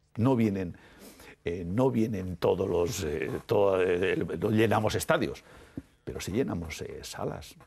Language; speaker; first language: Spanish; native; Spanish